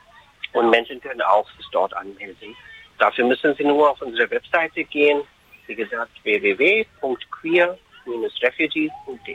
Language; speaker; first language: German; non-native, fluent; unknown